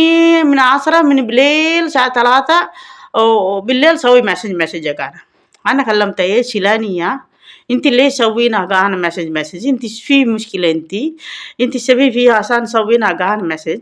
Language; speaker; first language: Arabic; non-native, learner; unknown